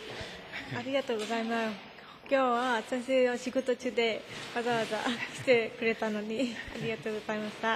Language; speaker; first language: Japanese; non-native, learner; Burmese